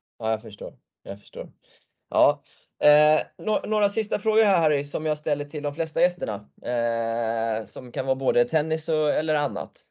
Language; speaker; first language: Swedish; native; Swedish